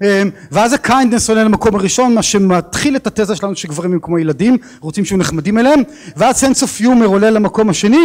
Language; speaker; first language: Hebrew; native; Hebrew